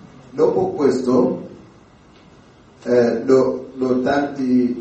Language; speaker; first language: Italian; non-native, learner; Swahili